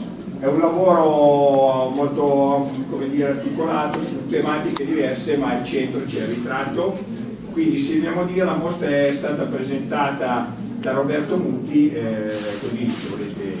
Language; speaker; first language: Italian; native; Italian